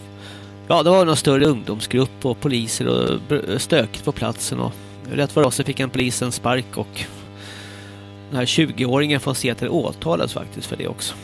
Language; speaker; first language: Swedish; native; Swedish